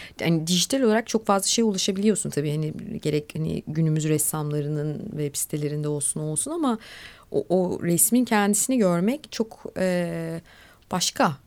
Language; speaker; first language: Turkish; native; Turkish